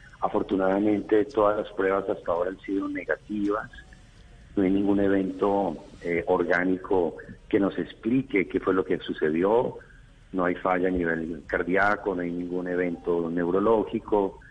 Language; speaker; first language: Spanish; native; Spanish